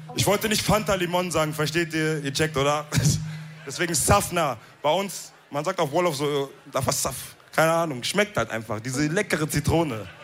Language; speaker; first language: German; early bilingual, other home language; Wolof